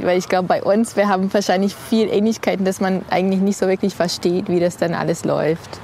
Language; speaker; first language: German; non-native, fluent; English